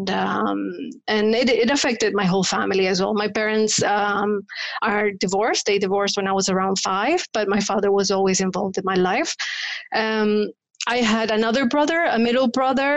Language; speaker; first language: English; non-native, fluent; Spanish